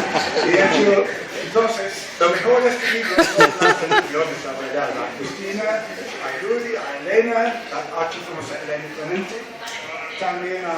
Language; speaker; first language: Spanish; non-native, fluent; English